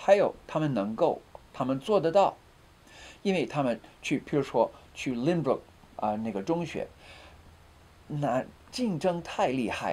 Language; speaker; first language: Chinese; non-native, fluent; English